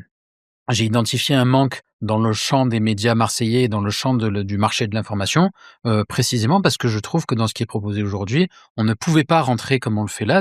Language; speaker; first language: French; native; French